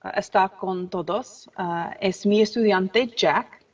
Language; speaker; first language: Spanish; non-native, learner; English